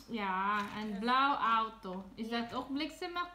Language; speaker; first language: Dutch; non-native, learner; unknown